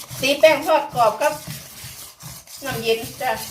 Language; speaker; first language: Thai; non-native, local second language; Lao